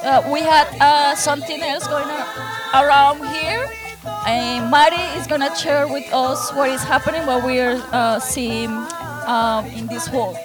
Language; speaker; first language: English; non-native, fluent; Spanish